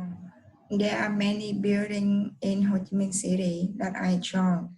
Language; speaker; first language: English; non-native, learner; Vietnamese